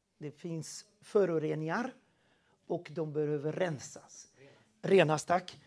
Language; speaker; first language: Swedish; non-native, fluent; Portuguese